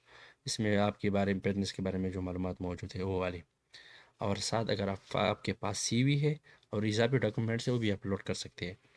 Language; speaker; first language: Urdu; non-native, local second language; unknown